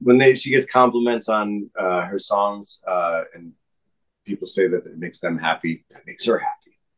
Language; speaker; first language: English; native; English